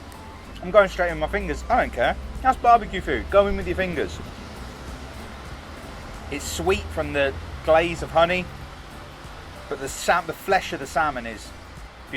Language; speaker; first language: English; native; English